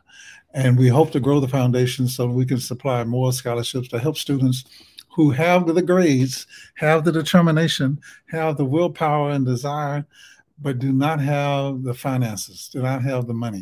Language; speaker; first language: English; native; English